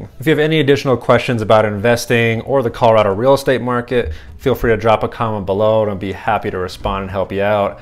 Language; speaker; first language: English; native; English